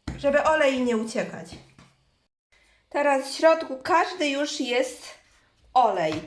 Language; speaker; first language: Polish; non-native, learner; Chinese